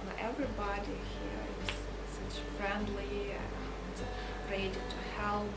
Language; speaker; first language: English; non-native, learner; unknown